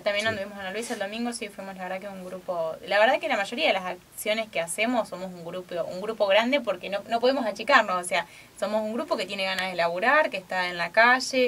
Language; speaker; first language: Spanish; native; Spanish